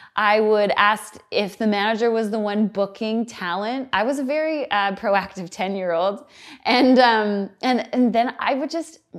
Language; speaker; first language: English; native; English